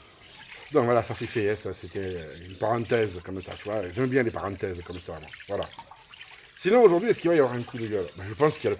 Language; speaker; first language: French; native; French